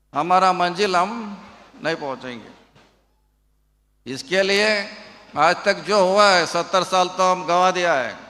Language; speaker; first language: Hindi; non-native, local second language; Kannada